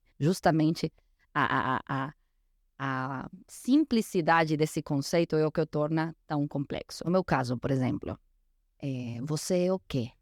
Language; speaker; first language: Portuguese; non-native, fluent; Spanish